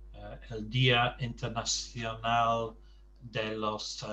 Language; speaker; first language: Spanish; non-native, fluent; English